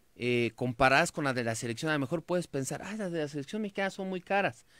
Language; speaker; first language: Spanish; native; Spanish